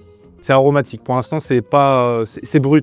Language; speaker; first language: French; native; French